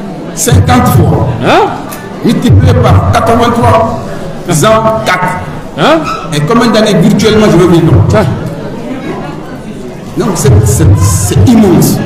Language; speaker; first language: French; non-native, local second language; Soninke